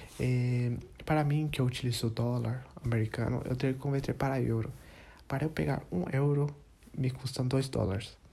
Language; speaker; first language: Portuguese; non-native, learner; English